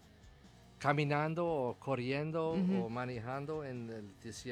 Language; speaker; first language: Spanish; non-native, learner; English